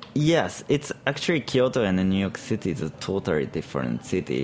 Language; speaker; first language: English; non-native, learner; Japanese